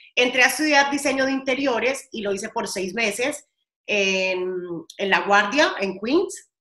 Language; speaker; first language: Spanish; native; Spanish